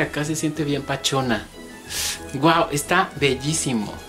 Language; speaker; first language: Spanish; native; Spanish